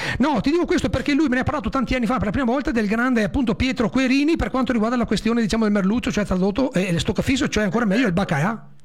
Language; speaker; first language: Italian; native; Italian